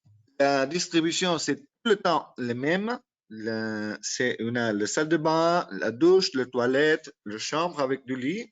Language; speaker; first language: French; non-native, learner; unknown